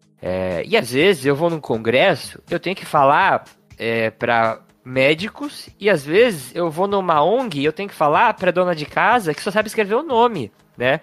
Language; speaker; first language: Portuguese; native; Portuguese